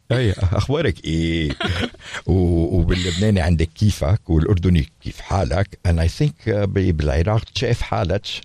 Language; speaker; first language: Arabic; native; Arabic